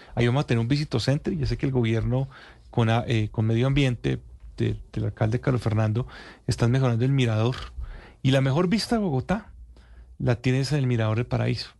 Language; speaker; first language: Spanish; native; Spanish